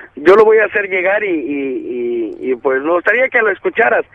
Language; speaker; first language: Spanish; native; Spanish